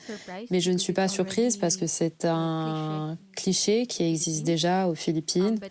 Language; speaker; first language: French; non-native, fluent; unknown